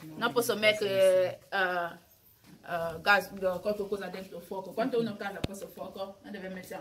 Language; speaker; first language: Italian; non-native, learner; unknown